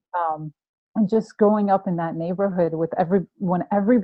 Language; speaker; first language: English; non-native, fluent; Persian